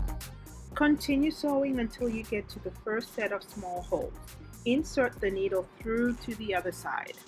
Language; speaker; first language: English; native; English